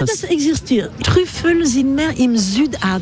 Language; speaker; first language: German; non-native, learner; French